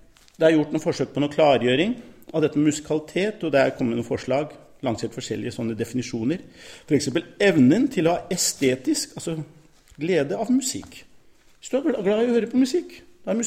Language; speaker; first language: Norwegian; native; Norwegian